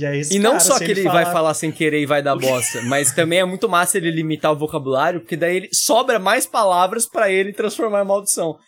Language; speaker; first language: Portuguese; native; Portuguese